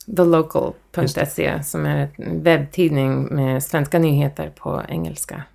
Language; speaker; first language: Swedish; early bilingual, heritage; Swedish